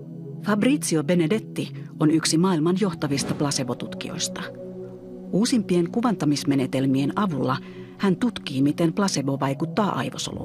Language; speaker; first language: Finnish; native; Finnish